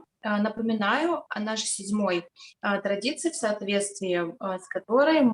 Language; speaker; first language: Russian; native; Russian